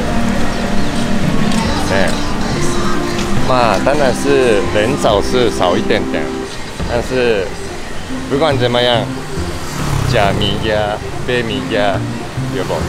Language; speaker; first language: Chinese; non-native, fluent; Japanese